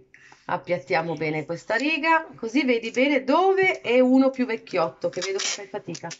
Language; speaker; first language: Italian; native; Italian